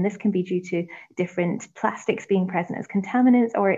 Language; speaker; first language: English; native; English